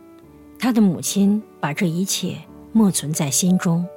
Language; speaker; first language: Chinese; native; Chinese